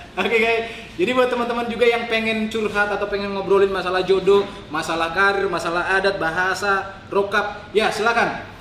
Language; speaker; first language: Indonesian; non-native, local second language; Batak Toba